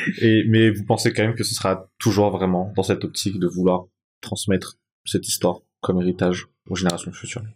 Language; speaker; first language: French; non-native, local second language; Malagasy